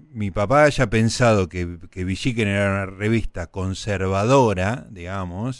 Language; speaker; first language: Spanish; native; Spanish